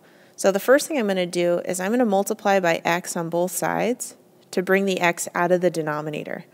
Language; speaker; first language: English; native; English